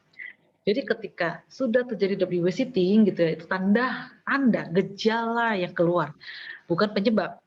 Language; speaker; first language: Indonesian; native; Indonesian